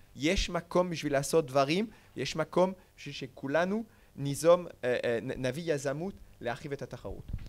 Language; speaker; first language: Hebrew; non-native, fluent; French